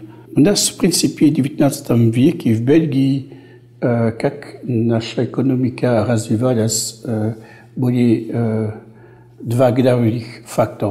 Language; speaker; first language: Russian; non-native, fluent; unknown